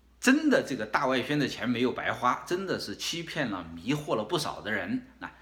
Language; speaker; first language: Chinese; native; Chinese